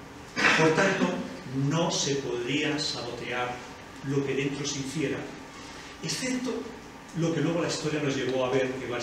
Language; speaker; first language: Spanish; native; Spanish